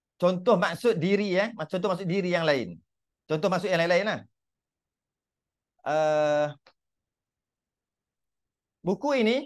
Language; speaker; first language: Malay; native; Malay